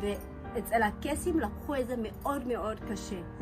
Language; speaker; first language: Hebrew; early bilingual, other home language; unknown